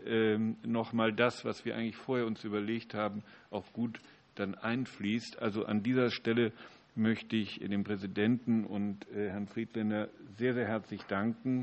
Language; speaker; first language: German; native; German